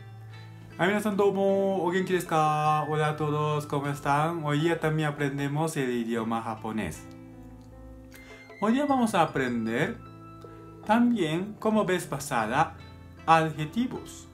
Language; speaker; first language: Spanish; non-native, fluent; Japanese